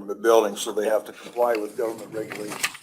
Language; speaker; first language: English; native; English